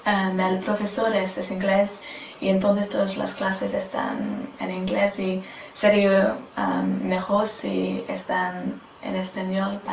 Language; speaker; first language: Spanish; non-native, learner; English